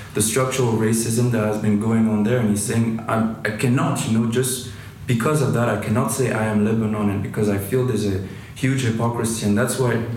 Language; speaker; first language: English; non-native, fluent; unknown